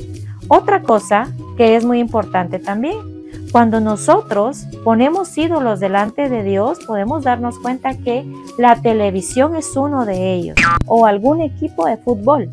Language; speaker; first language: Spanish; native; Spanish